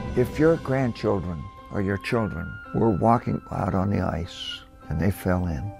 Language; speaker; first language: English; native; English